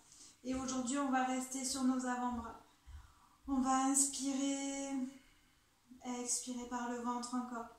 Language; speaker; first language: French; native; French